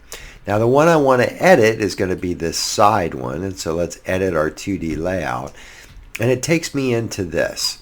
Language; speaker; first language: English; native; English